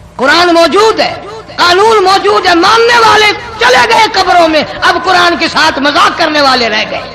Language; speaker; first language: Urdu; non-native, local second language; Saraiki